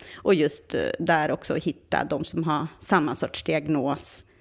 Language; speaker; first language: Swedish; native; Swedish